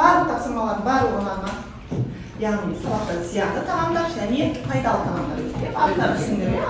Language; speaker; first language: Kazakh; native; Kazakh